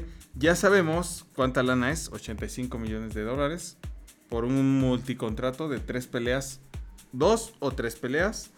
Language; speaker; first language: Spanish; native; Spanish